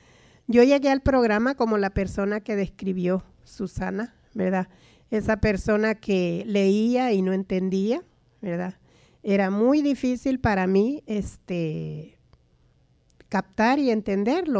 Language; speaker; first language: Spanish; native; Spanish